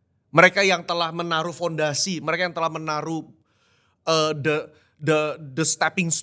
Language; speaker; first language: Indonesian; native; Indonesian